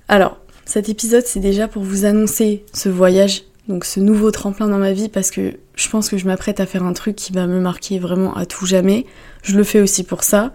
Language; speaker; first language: French; native; French